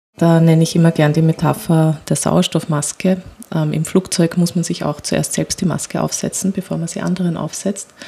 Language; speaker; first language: German; native; German